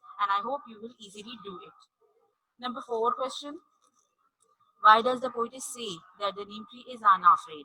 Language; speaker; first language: English; non-native, local second language; Urdu